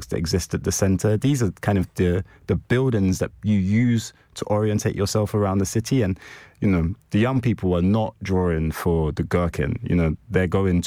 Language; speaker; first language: English; native; English